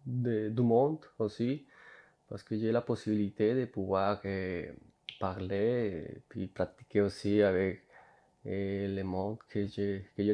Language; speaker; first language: French; non-native, learner; Spanish